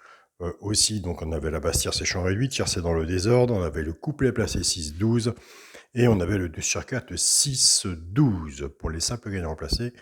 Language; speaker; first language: French; native; French